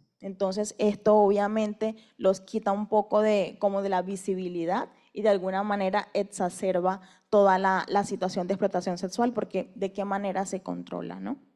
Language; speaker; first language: Spanish; native; Spanish